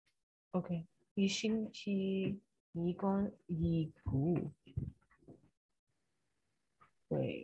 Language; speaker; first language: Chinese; non-native, learner; English